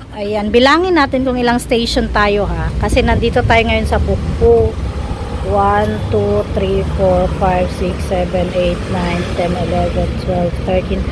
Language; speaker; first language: Filipino; non-native, local second language; Cebuano